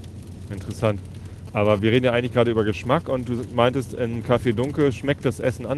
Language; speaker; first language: German; native; German